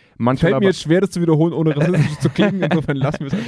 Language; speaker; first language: German; native; German